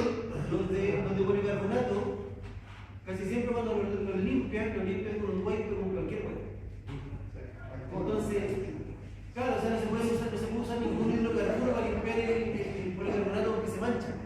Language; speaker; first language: Spanish; native; Spanish